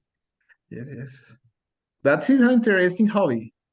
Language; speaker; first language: English; non-native, learner; Spanish